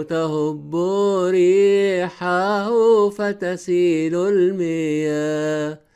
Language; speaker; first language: Arabic; native; Arabic